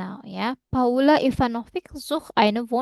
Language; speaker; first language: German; non-native, fluent; Indonesian